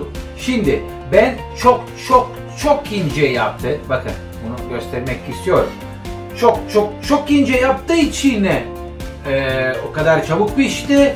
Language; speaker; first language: Turkish; non-native, fluent; Italian